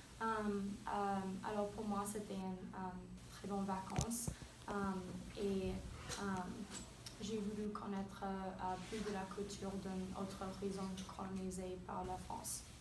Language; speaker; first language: French; non-native, learner; English